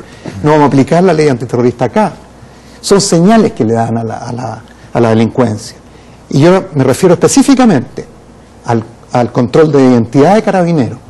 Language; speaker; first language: Spanish; native; Spanish